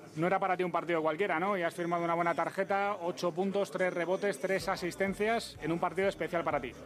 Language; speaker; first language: Spanish; native; Spanish